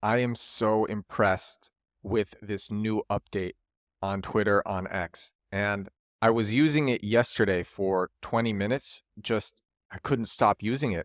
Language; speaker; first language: English; native; English